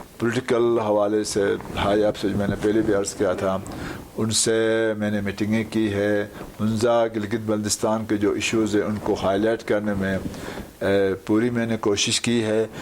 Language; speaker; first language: Urdu; non-native, local second language; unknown